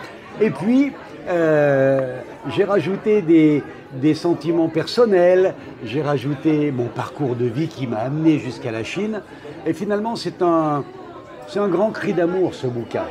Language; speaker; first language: French; native; French